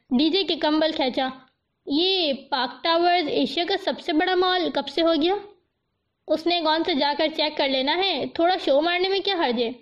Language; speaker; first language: Urdu; native; Urdu